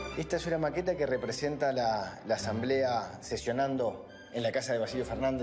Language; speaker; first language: Spanish; native; Spanish